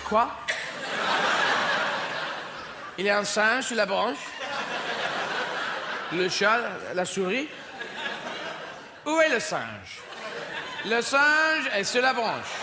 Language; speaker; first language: French; non-native, learner; English